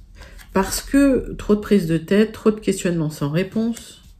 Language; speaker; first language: French; native; French